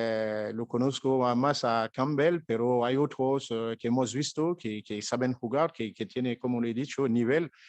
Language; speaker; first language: Spanish; non-native, fluent; French